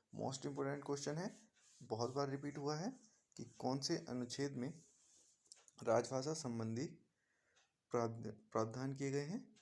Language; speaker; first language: Hindi; native; Hindi